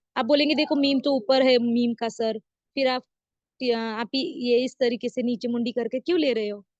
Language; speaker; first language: Hindi; native; Hindi